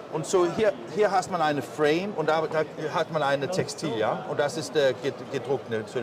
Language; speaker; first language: German; non-native, learner; Danish